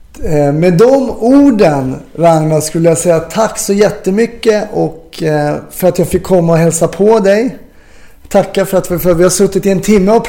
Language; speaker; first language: Swedish; native; Swedish